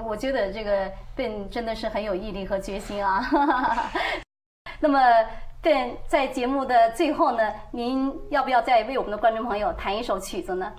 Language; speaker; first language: Chinese; native; Chinese